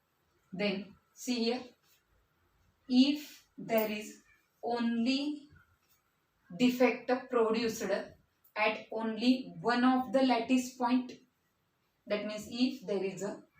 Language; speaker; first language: English; non-native, local second language; Marathi